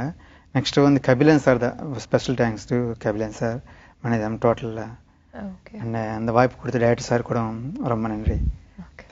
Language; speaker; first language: Tamil; native; Tamil